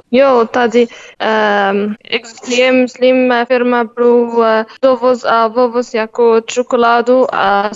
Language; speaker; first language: Czech; non-native, learner; Arabic